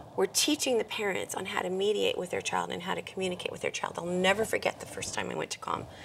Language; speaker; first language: English; native; English